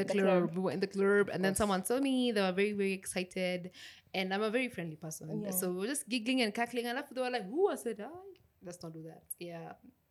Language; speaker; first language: English; non-native, local second language; Swahili